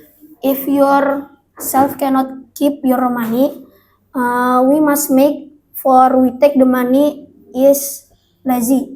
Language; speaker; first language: English; non-native, learner; Indonesian